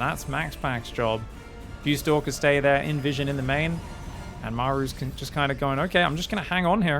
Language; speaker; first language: English; native; English